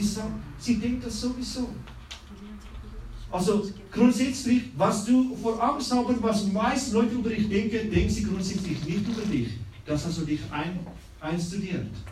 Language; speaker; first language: German; non-native, learner; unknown